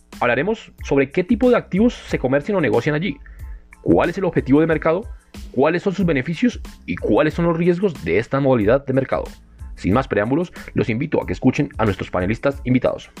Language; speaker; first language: Spanish; native; Spanish